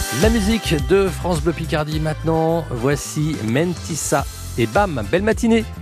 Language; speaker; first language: French; native; French